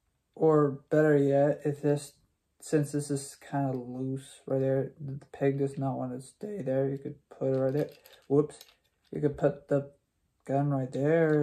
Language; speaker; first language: English; native; English